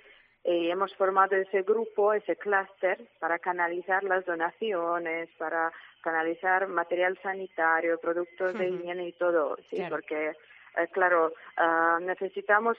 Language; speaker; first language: Spanish; non-native, fluent; Ukrainian